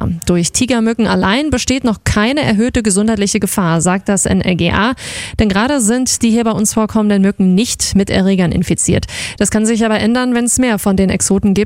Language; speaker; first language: German; native; German